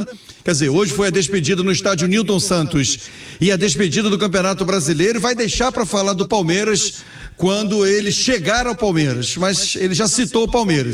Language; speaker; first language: Portuguese; native; Portuguese